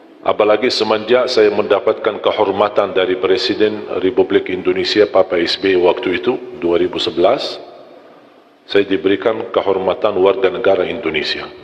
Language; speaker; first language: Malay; non-native, fluent; Arabic